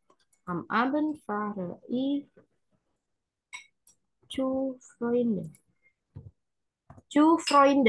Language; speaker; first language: German; non-native, learner; Indonesian